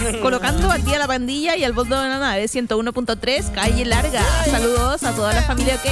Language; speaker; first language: Spanish; native; Spanish